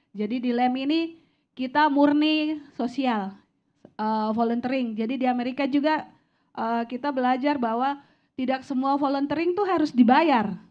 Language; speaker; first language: Indonesian; native; Indonesian